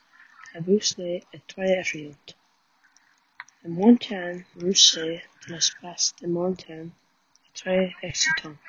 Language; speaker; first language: French; non-native, learner; English